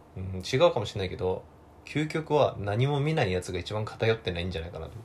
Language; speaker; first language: Japanese; native; Japanese